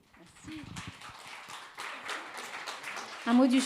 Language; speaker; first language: French; native; French